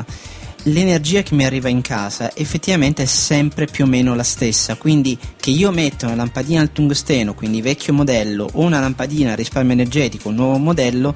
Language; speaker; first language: Italian; native; Italian